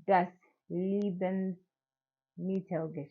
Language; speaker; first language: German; non-native, learner; English